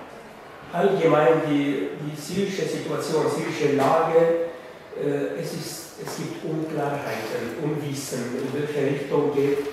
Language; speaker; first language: German; non-native, fluent; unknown